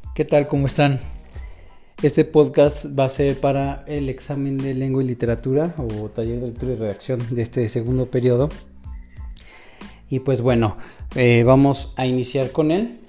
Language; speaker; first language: Spanish; native; Spanish